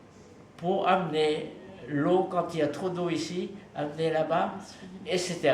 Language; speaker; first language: French; non-native, fluent; Vietnamese